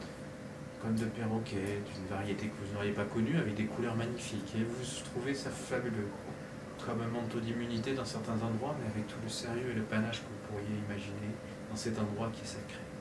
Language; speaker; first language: French; native; French